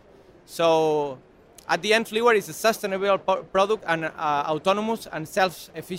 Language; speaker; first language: English; non-native, learner; Spanish